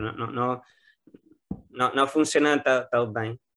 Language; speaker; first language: Portuguese; non-native, learner; Spanish